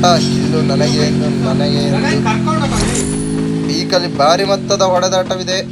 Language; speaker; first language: Kannada; native; Kannada